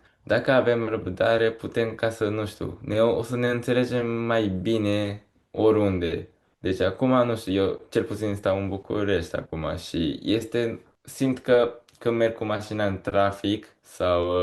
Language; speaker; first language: Romanian; early bilingual, heritage; Romanian